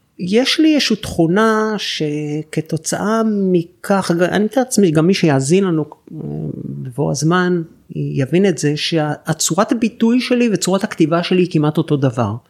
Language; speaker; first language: Hebrew; native; Hebrew